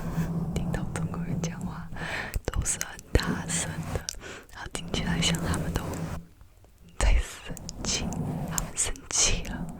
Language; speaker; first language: Chinese; early bilingual, heritage; Chinese